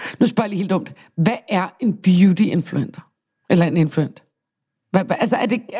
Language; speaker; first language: Danish; native; Danish